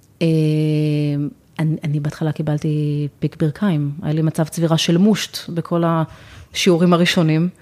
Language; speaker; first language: Hebrew; native; Hebrew